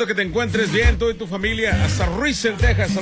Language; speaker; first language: Spanish; native; Spanish